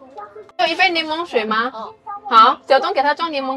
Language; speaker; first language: Chinese; non-native, local second language; Indonesian